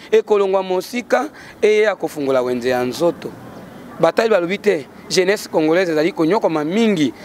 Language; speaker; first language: Lingala; native; Lingala